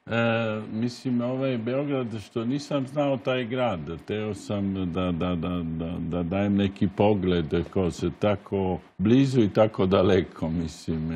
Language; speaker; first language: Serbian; non-native, learner; Italian